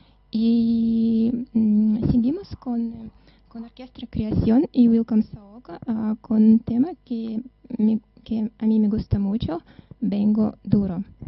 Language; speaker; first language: Spanish; non-native, learner; Russian